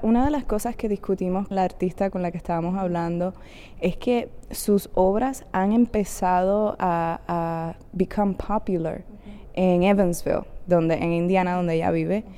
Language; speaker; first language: Spanish; native; Spanish